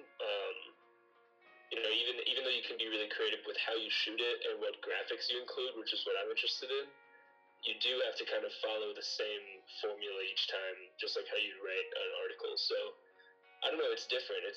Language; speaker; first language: English; native; English